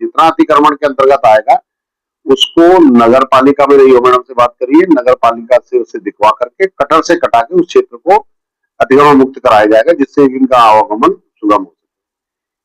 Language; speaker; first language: Hindi; native; Hindi